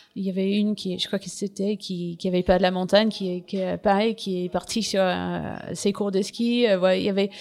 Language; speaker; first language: French; non-native, fluent; English